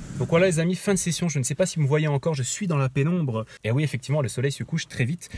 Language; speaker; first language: French; native; French